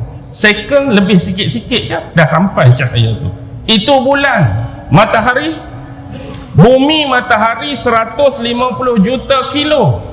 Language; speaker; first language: Malay; native; Malay